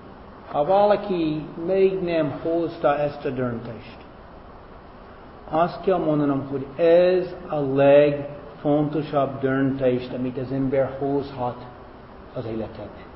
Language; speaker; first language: Hungarian; non-native, fluent; English